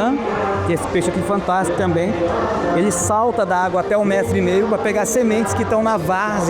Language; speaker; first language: Portuguese; native; Portuguese